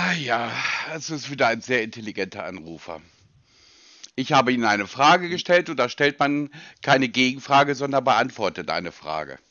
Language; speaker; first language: German; native; German